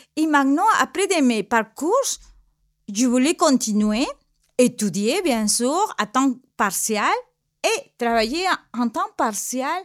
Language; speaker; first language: French; non-native, learner; Spanish